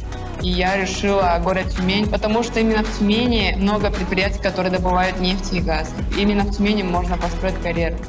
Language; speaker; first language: Russian; non-native, fluent; Spanish